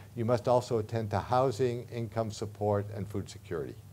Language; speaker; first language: English; native; English